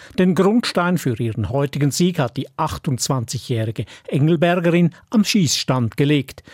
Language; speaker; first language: German; native; German